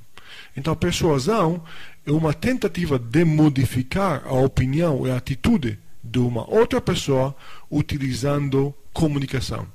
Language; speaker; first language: Portuguese; non-native, fluent; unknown